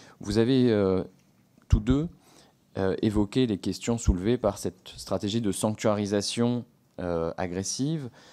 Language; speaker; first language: French; native; French